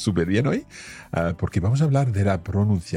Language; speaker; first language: Spanish; non-native, fluent; English